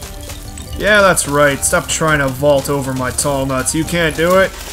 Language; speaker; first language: English; native; English